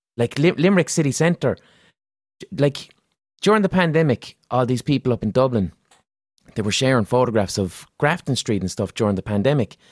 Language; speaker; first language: English; native; English